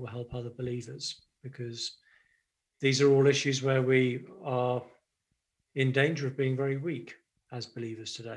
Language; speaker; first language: English; native; English